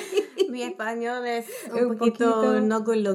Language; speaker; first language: Spanish; early bilingual, heritage; Spanish